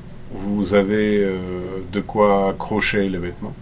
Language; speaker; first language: French; native; French